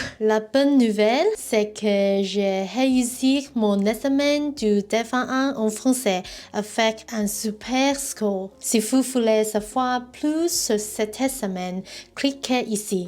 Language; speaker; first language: French; non-native, learner; Cantonese